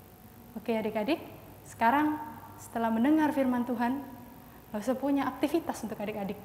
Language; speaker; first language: Indonesian; native; Indonesian